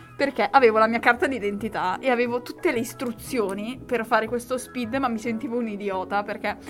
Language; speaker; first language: Italian; native; Italian